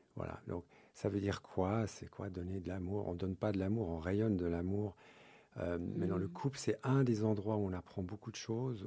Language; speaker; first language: French; early bilingual, other home language; English